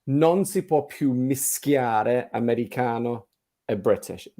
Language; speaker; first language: Italian; non-native, fluent; English